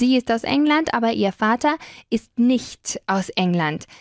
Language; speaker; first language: German; non-native, fluent; Spanish